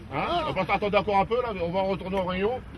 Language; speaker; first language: French; native; French